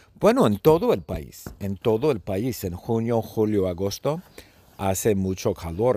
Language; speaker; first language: Spanish; early bilingual, heritage; Spanish